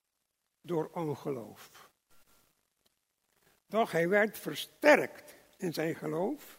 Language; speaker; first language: Dutch; non-native, local second language; English